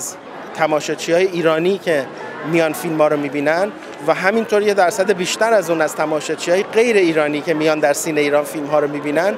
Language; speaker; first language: Persian; native; Persian